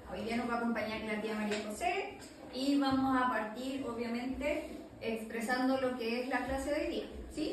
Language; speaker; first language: Spanish; native; Spanish